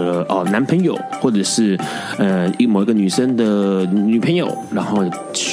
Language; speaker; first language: Chinese; native; Chinese